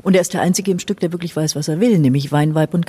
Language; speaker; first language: German; native; German